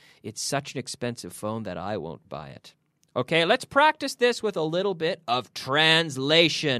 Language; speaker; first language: English; native; English